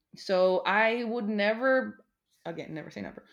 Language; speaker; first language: English; non-native, fluent; Portuguese